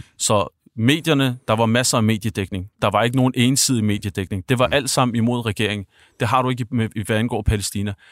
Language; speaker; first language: Danish; early bilingual, other home language; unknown